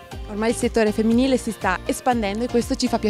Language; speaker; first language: Italian; native; Italian